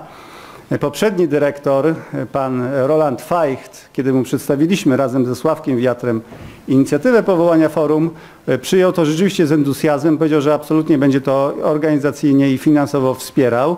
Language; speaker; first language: Polish; native; Polish